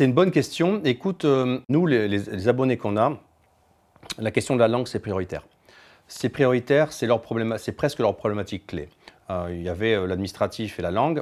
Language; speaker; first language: French; native; French